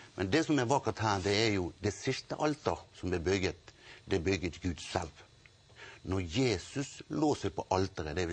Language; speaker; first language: Norwegian; native; Norwegian